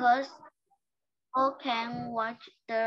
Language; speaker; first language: English; non-native, learner; Vietnamese